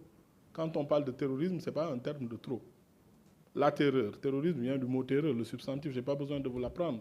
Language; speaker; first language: French; non-native, local second language; Wolof